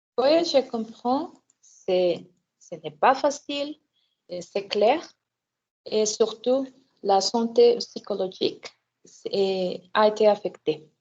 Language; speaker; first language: French; non-native, learner; Spanish